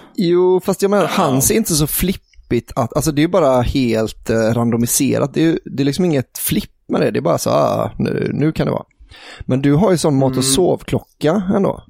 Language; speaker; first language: Swedish; native; Swedish